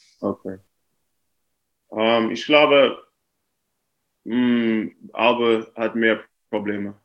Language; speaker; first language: German; non-native, fluent; English